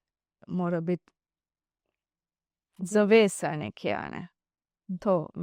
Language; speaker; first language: Slovenian; non-native, learner; Divehi